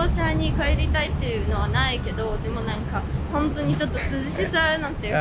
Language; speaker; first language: Japanese; non-native, fluent; Russian